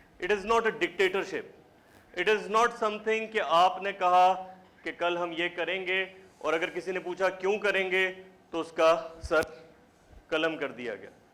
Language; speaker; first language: Urdu; native; Urdu